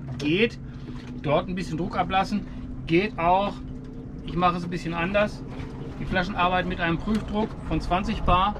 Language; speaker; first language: German; native; German